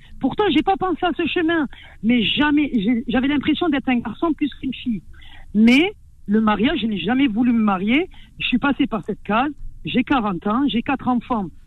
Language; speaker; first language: French; early bilingual, other home language; Arabic